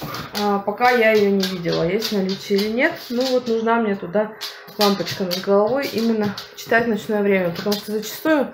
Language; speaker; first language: Russian; native; Russian